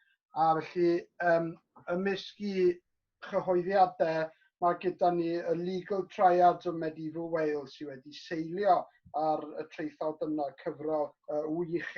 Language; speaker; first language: Welsh; native; Welsh